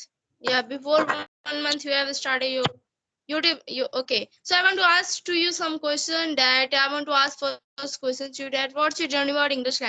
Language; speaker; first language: English; non-native, learner; Hindi